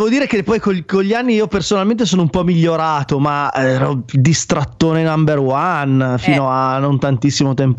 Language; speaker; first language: Italian; native; Italian